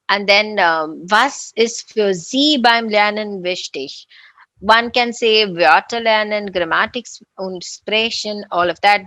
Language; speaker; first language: German; non-native, learner; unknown